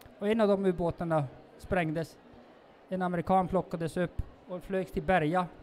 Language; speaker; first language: Swedish; non-native, local second language; Northern Sami